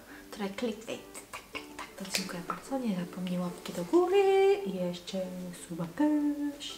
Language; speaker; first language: Polish; non-native, learner; Korean